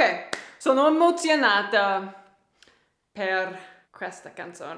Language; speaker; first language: Italian; non-native, learner; English